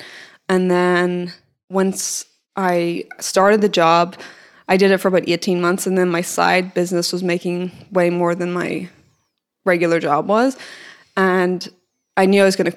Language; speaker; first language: English; native; English